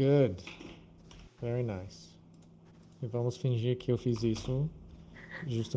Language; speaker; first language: Portuguese; non-native, fluent; English